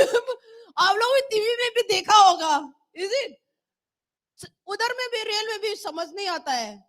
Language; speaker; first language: Hindi; non-native, local second language; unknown